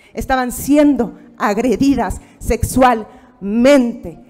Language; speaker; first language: Spanish; native; Spanish